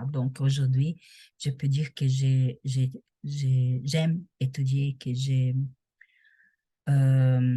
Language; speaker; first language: French; non-native, learner; Portuguese